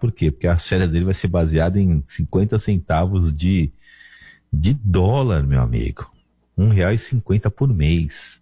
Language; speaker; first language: Portuguese; native; Portuguese